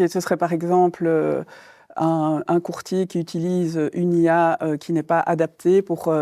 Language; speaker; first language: French; native; French